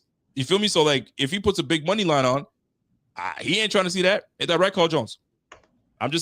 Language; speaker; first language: English; native; English